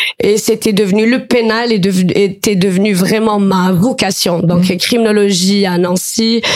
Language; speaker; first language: French; non-native, local second language; Arabic